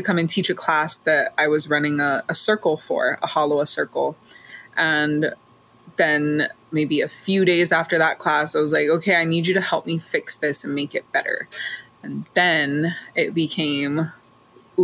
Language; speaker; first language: English; native; English